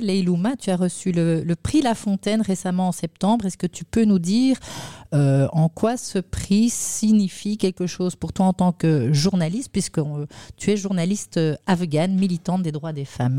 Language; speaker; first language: French; non-native, fluent; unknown